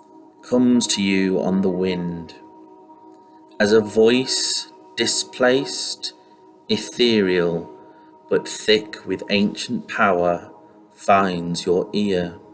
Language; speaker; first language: English; native; English